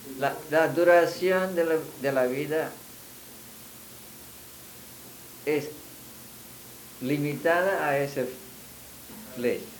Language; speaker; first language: Spanish; non-native, fluent; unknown